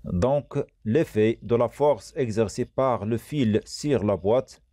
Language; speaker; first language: French; non-native, local second language; Arabic